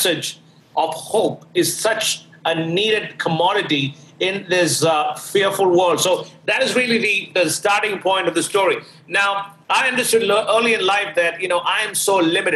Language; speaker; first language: English; non-native, local second language; Malayalam